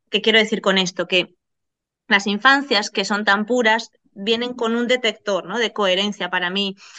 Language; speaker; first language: Spanish; native; Spanish